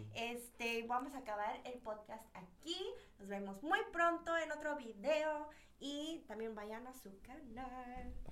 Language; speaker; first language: Spanish; early bilingual, other home language; Korean